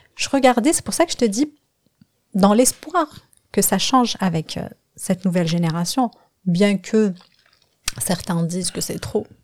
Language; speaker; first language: French; non-native, local second language; Kabyle